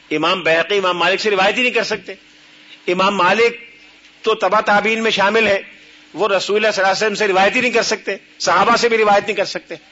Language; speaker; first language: Urdu; native; Urdu